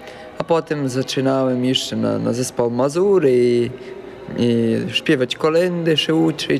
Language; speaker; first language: Polish; early bilingual, heritage; Portuguese